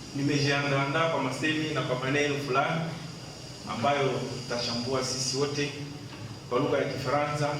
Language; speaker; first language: Swahili; non-native, local second language; Nande